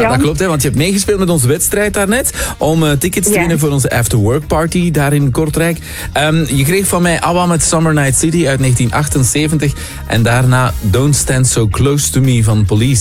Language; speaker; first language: Dutch; native; Dutch